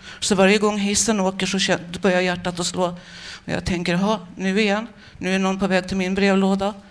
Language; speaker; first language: Swedish; native; Swedish